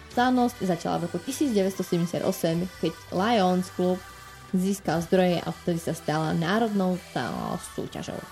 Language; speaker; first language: Slovak; native; Slovak